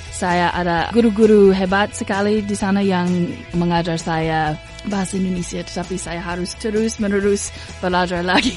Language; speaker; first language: Indonesian; non-native, fluent; English